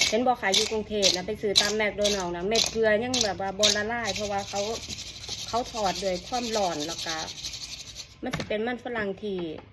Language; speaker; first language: Thai; native; Thai